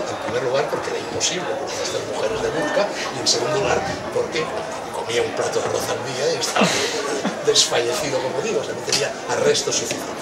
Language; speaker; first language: Spanish; native; Spanish